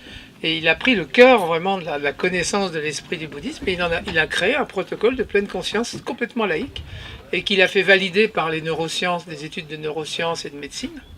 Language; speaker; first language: French; native; French